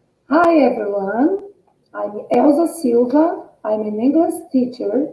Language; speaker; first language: English; non-native, fluent; Portuguese